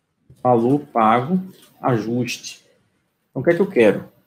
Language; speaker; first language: Portuguese; native; Portuguese